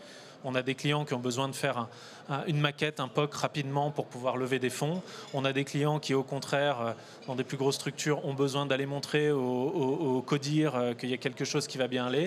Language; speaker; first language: French; native; French